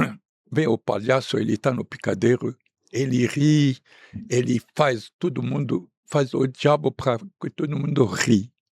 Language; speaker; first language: Portuguese; non-native, fluent; Arabic